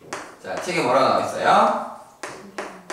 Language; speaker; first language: Korean; native; Korean